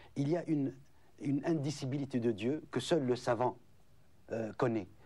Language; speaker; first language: French; non-native, local second language; Arabic